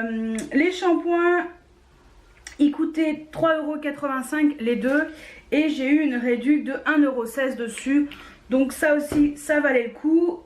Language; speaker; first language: French; native; French